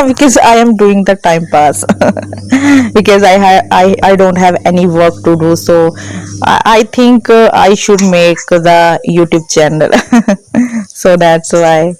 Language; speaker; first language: English; non-native, learner; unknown